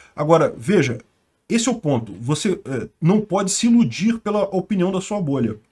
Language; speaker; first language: Portuguese; native; Portuguese